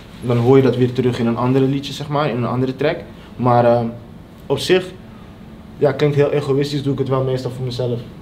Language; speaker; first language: Dutch; early bilingual, other home language; Papiamento